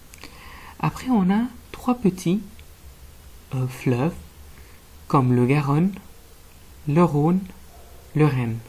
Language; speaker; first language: French; non-native, fluent; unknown